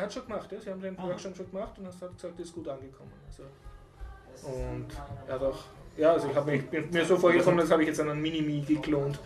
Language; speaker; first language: German; native; German